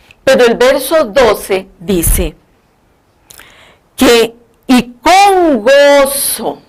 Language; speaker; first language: Spanish; native; Spanish